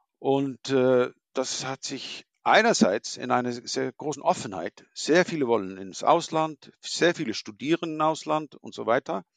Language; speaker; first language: German; non-native, fluent; Icelandic